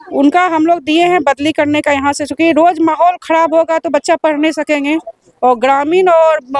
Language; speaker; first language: Hindi; native; Hindi